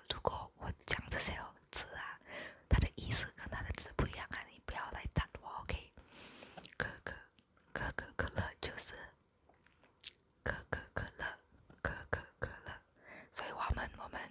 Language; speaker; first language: Chinese; non-native, local second language; English